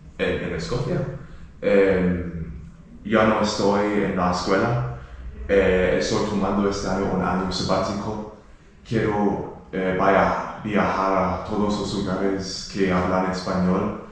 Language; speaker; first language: Spanish; non-native, learner; English